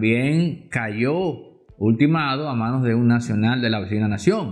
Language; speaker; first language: Spanish; native; Spanish